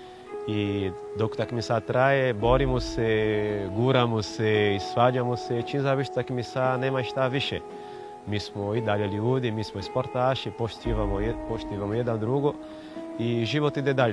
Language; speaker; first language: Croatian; non-native, fluent; Portuguese